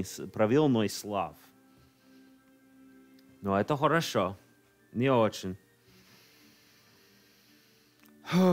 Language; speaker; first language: Russian; non-native, learner; English